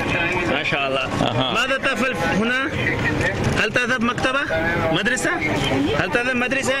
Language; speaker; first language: Arabic; non-native, learner; Urdu